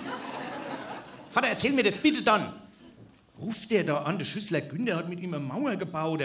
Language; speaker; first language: German; native; German